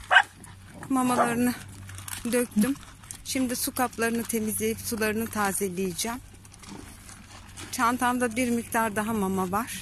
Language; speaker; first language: Turkish; native; Turkish